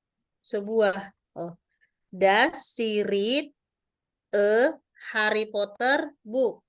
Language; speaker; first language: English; non-native, learner; Indonesian